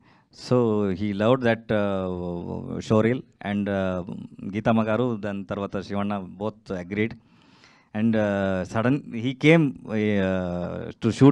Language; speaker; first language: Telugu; non-native, learner; Kannada